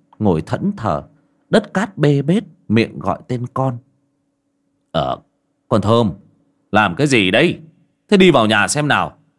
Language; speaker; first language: Vietnamese; native; Vietnamese